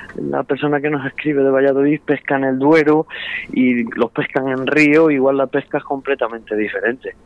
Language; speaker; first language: Spanish; native; Spanish